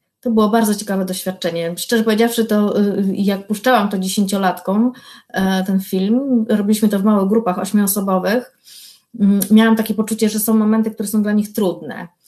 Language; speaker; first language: Polish; native; Polish